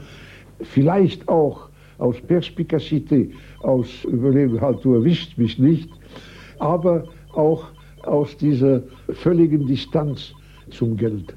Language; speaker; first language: German; native; German